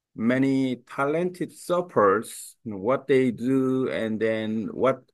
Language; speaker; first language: English; non-native, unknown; Korean